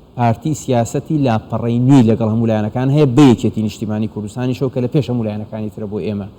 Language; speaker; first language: Central Kurdish; native; Central Kurdish